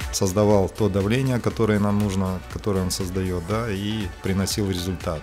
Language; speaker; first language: Russian; native; Russian